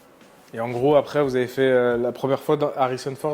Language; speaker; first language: French; native; French